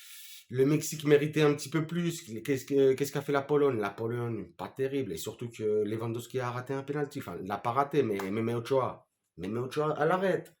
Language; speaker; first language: French; native; French